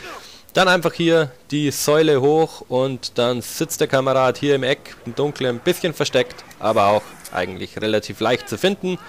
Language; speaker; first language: German; native; German